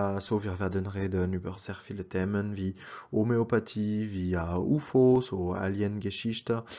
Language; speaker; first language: German; non-native, learner; French